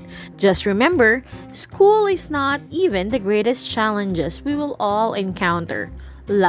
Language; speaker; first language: English; non-native, local second language; Filipino